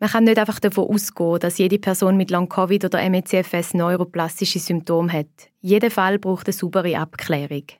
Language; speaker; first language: German; native; German